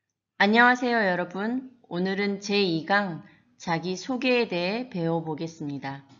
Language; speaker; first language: Korean; non-native, fluent; Malagasy